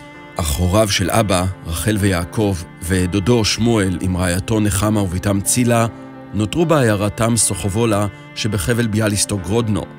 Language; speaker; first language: Hebrew; native; Hebrew